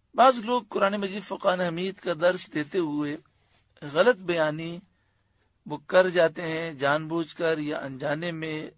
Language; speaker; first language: Urdu; native; Urdu